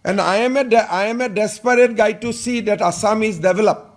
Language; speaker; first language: English; non-native, local second language; Assamese